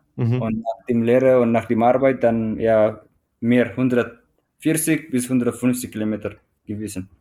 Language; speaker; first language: German; non-native, fluent; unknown